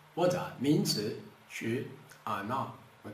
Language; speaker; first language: Chinese; non-native, fluent; Portuguese